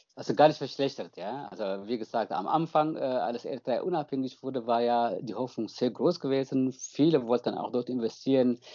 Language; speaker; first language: German; non-native, fluent; Tigrinya